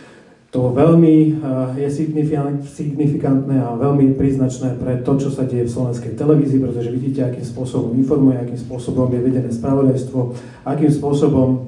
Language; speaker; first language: Slovak; native; Slovak